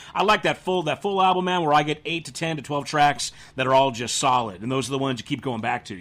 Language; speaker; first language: English; native; English